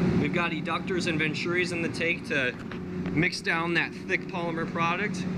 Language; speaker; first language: English; native; English